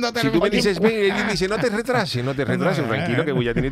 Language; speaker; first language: Spanish; native; Spanish